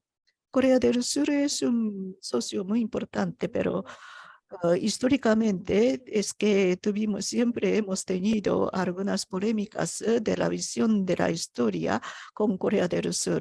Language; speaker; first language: Spanish; non-native, fluent; Japanese